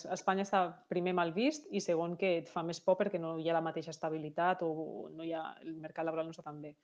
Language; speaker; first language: Catalan; native; Catalan